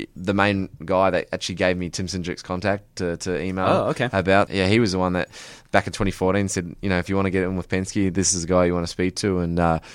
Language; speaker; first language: English; native; English